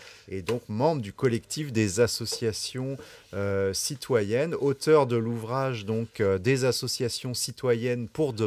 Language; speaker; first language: French; native; French